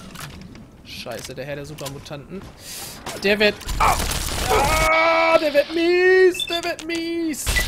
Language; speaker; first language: German; native; German